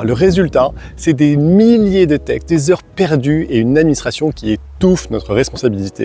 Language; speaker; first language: French; native; French